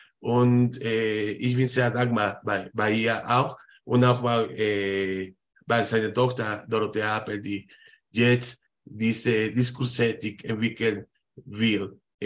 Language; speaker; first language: German; non-native, fluent; Spanish